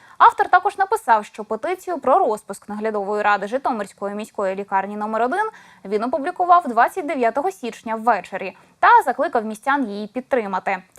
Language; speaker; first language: Ukrainian; native; Ukrainian